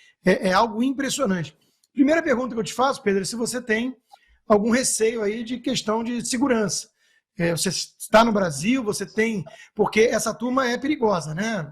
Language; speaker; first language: Portuguese; native; Portuguese